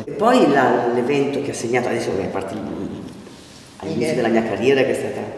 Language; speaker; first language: Italian; native; Italian